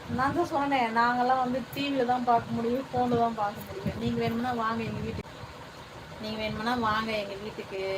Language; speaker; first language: Tamil; non-native, local second language; Telugu